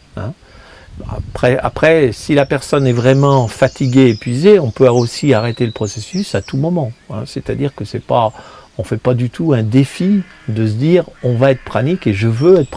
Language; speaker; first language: French; native; French